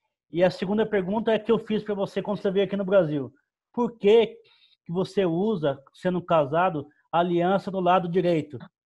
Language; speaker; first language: Portuguese; native; Portuguese